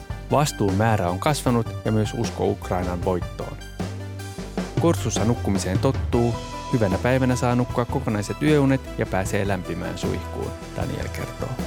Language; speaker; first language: Finnish; native; Finnish